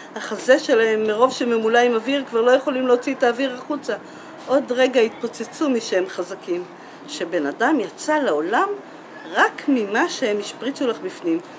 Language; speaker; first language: Hebrew; native; Hebrew